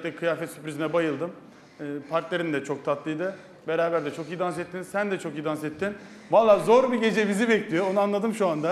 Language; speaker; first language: Turkish; native; Turkish